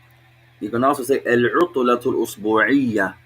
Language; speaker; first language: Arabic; non-native, fluent; English